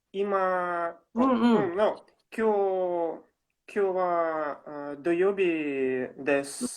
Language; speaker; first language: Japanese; non-native, learner; Russian